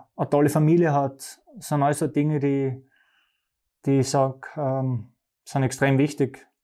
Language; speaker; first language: German; native; German